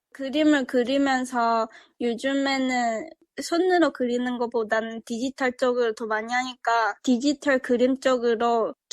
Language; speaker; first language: Korean; early bilingual, other home language; Chinese